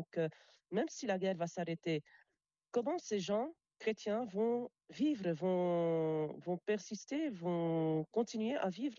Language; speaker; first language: French; non-native, local second language; Arabic